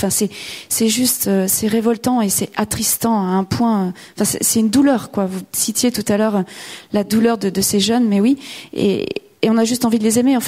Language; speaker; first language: French; native; French